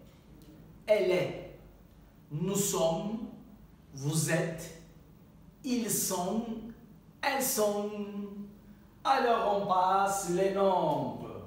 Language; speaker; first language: French; non-native, fluent; Turkish